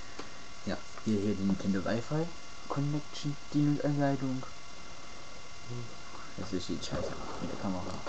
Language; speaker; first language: German; native; German